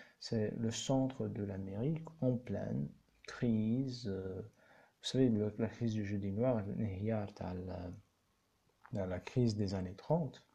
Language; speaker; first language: French; non-native, local second language; Arabic